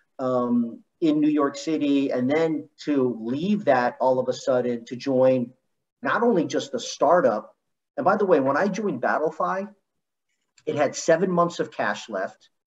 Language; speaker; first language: English; native; English